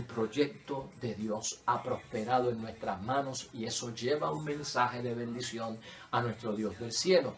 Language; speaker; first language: Spanish; native; Spanish